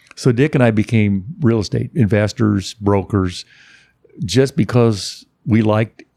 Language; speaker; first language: English; native; English